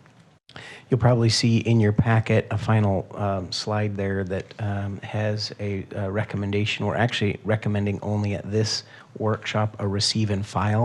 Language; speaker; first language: English; native; English